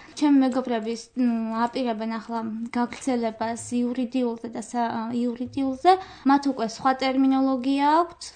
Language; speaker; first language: Georgian; non-native, local second language; Armenian